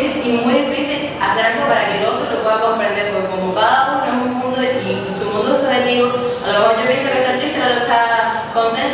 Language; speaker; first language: Spanish; native; Spanish